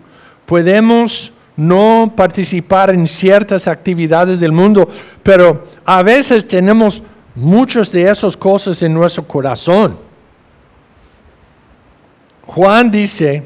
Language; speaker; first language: Spanish; non-native, fluent; English